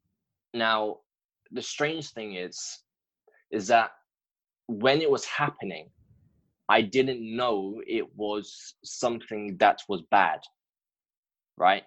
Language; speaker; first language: English; native; English